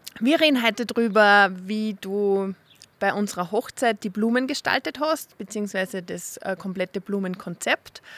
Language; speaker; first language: German; native; German